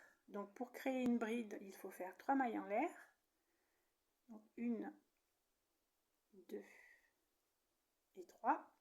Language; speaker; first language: French; native; French